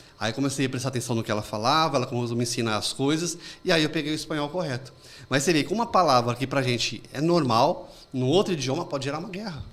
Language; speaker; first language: Portuguese; native; Portuguese